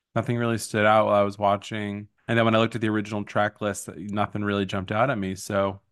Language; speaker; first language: English; native; English